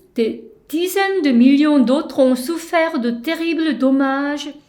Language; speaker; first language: French; non-native, fluent; Korean